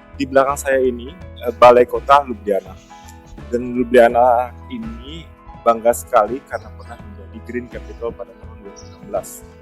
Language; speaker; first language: Indonesian; native; Indonesian